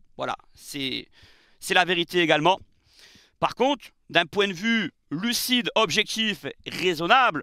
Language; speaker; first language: French; native; French